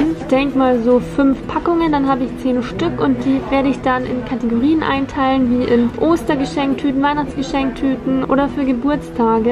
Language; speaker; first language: German; native; German